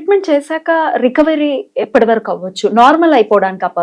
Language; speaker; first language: Telugu; native; Telugu